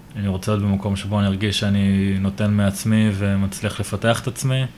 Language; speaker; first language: Hebrew; native; Hebrew